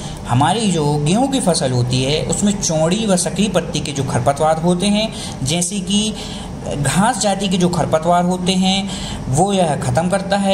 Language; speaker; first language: Hindi; native; Hindi